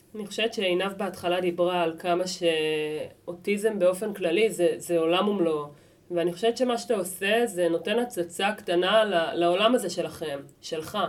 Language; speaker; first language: Hebrew; native; Hebrew